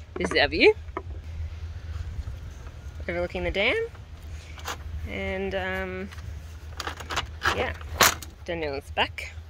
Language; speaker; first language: English; native; English